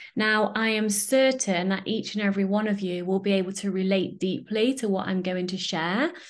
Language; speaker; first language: English; native; English